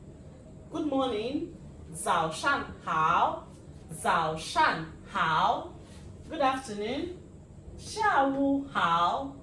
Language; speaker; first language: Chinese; non-native, learner; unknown